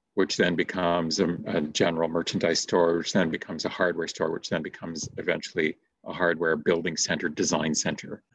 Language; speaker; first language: English; native; English